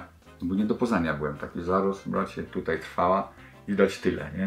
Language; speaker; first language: Polish; native; Polish